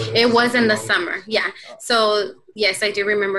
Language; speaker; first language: English; native; English